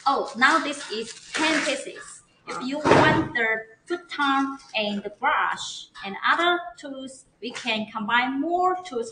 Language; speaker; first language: English; non-native, learner; Chinese